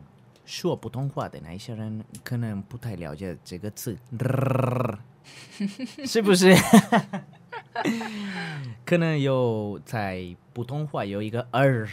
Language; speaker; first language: Chinese; non-native, learner; Spanish